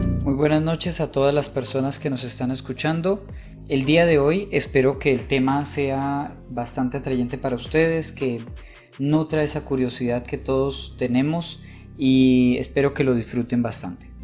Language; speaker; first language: Spanish; native; Spanish